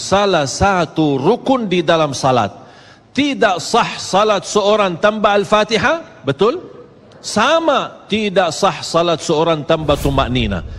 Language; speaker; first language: Malay; native; Malay